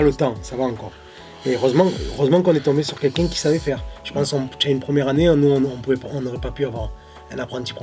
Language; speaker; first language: French; native; French